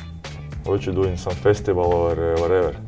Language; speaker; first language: English; non-native, fluent; Latvian